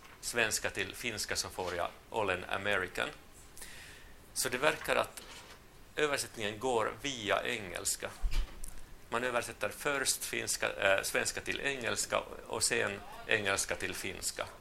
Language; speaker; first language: Swedish; non-native, local second language; Finnish